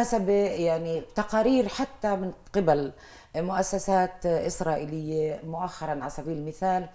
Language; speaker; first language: Arabic; native; Arabic